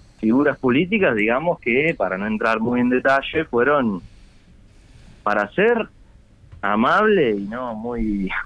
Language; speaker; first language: Spanish; non-native, fluent; Italian